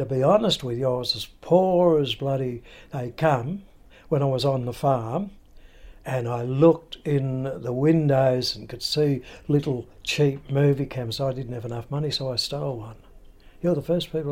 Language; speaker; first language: English; native; English